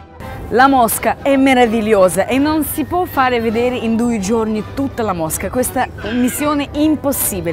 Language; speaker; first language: Italian; non-native, fluent; Russian